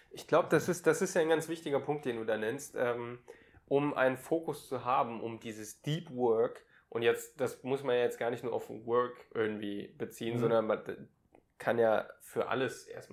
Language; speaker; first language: German; native; German